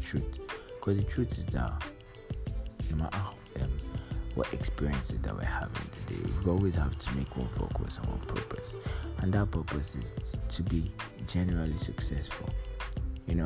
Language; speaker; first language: English; non-native, local second language; Yoruba